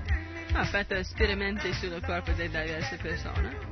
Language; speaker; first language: Italian; non-native, learner; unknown